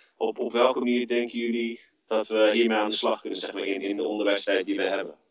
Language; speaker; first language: Dutch; early bilingual, other home language; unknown